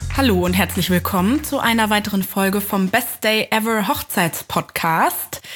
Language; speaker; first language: German; native; German